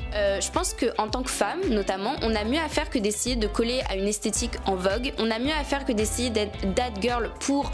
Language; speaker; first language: French; native; French